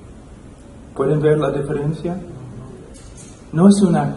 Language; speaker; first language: Spanish; non-native, fluent; English